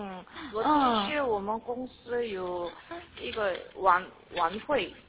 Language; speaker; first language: Chinese; non-native, learner; Korean